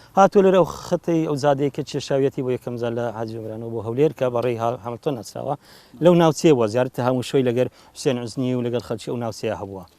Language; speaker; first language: Central Kurdish; native; Central Kurdish